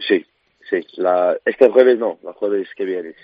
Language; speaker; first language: Spanish; non-native, learner; English